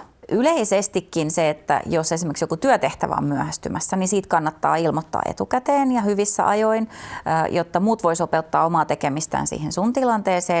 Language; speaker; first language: Finnish; native; Finnish